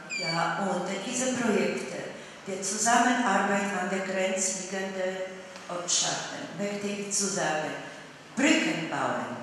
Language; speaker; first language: German; non-native, fluent; Polish